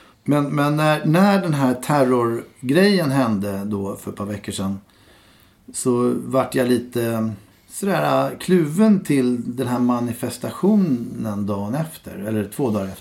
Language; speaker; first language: Swedish; native; Swedish